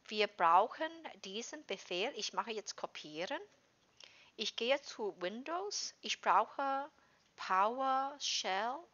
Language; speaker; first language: German; non-native, fluent; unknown